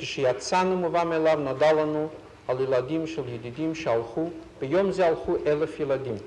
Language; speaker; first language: Hebrew; non-native, fluent; Yiddish